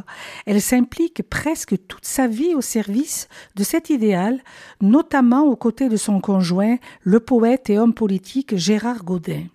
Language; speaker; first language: French; native; French